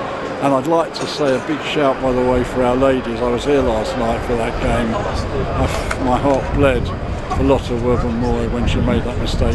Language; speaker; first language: English; native; English